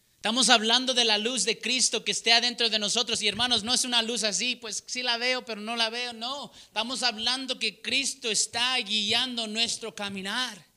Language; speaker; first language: Spanish; early bilingual, heritage; Spanish